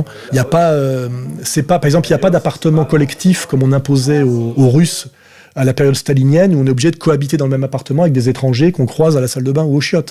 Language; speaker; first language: French; native; French